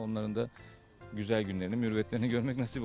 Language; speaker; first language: Turkish; native; Turkish